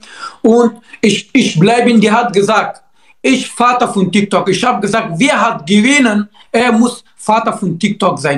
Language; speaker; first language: German; non-native, learner; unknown